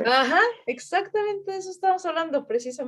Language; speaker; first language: Spanish; native; Spanish